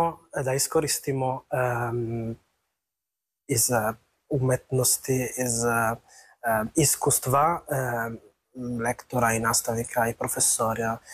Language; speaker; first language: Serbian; non-native, fluent; Italian